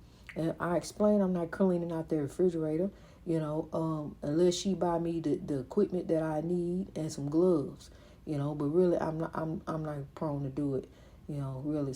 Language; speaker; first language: English; native; English